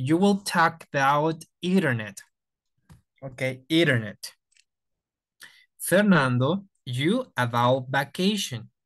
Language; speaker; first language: English; non-native, fluent; Spanish